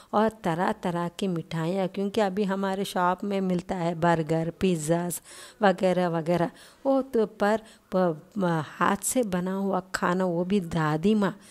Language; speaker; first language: Hindi; non-native, local second language; Telugu